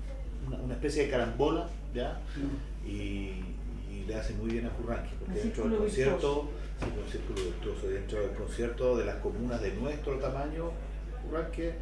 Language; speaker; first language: Spanish; native; Spanish